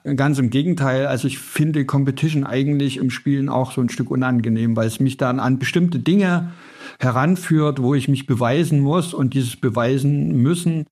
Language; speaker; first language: German; native; German